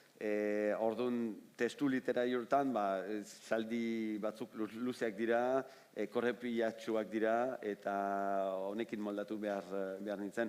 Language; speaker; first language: Basque; non-native, fluent; French